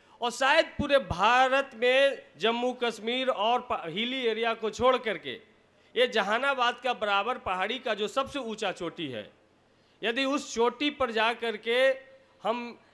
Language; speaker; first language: Hindi; native; Hindi